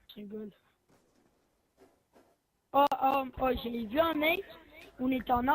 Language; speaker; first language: French; native; French